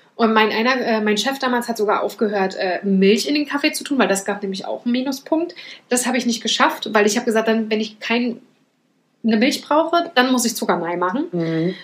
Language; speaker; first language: German; native; German